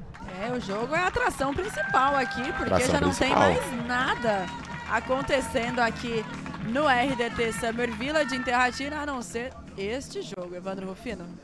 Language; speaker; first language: Portuguese; native; Portuguese